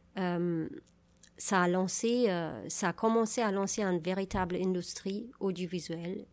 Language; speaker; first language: French; non-native, fluent; German